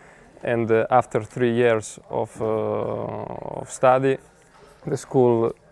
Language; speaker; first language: English; non-native, fluent; Italian